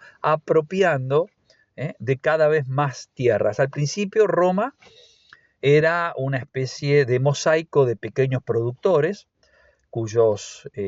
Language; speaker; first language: Spanish; native; Spanish